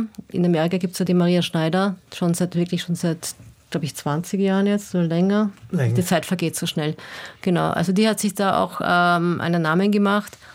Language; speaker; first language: German; native; German